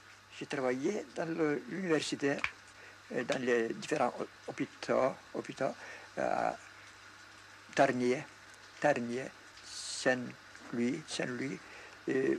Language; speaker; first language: French; non-native, fluent; Greek